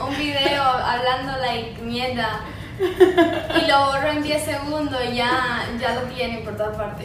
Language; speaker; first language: Spanish; early bilingual, heritage; Spanish